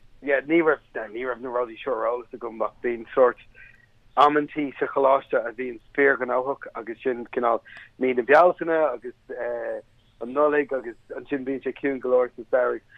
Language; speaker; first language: Irish; non-native, local second language; English